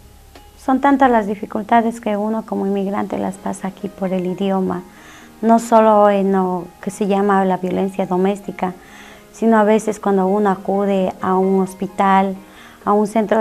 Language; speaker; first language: Spanish; native; Spanish